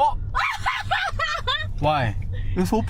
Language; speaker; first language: English; non-native, learner; Korean